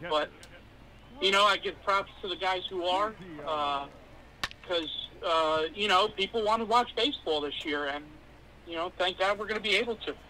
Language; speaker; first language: English; native; English